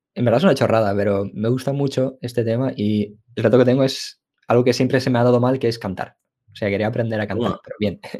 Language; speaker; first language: Spanish; early bilingual, other home language; Ukrainian